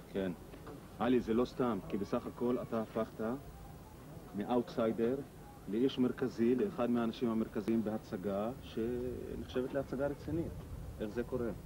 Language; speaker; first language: Hebrew; native; Hebrew